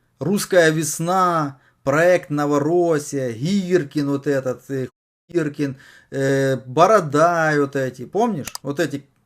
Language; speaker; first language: Russian; native; Russian